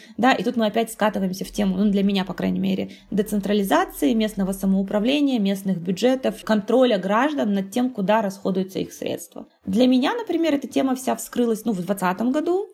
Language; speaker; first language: Russian; native; Russian